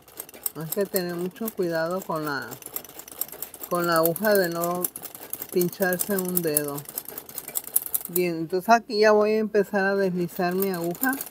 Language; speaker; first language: Spanish; native; Spanish